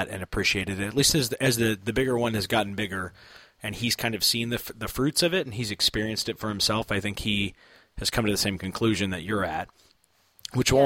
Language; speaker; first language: English; native; English